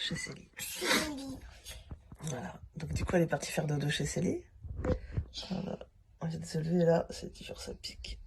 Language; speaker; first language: French; native; French